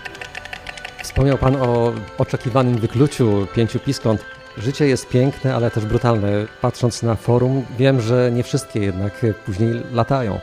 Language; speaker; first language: Polish; native; Polish